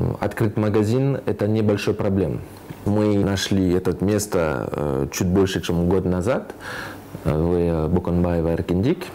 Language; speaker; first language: Russian; non-native, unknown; French